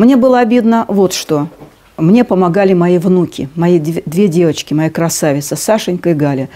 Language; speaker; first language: Russian; native; Russian